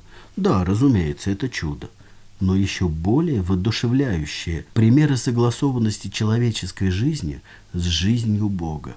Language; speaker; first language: Russian; native; Russian